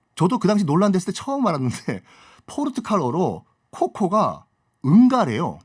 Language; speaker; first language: Korean; native; Korean